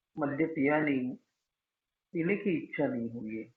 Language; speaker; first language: Hindi; non-native, local second language; Marathi